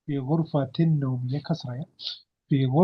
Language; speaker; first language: Arabic; non-native, fluent; English